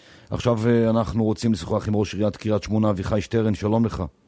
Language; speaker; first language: Hebrew; native; Hebrew